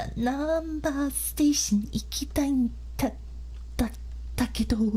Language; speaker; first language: Japanese; non-native, learner; English